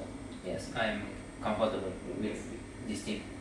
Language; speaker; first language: English; non-native, learner; Japanese